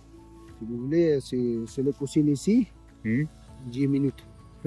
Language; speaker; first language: French; non-native, learner; Aymara